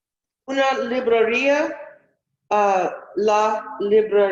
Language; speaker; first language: Spanish; non-native, learner; English